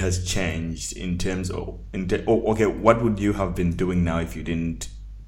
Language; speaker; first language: English; non-native, local second language; Nyanja